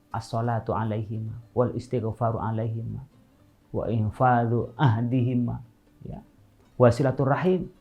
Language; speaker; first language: Indonesian; non-native, local second language; Madurese